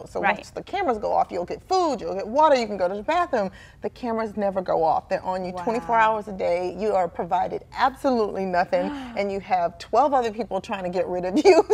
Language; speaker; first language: English; native; English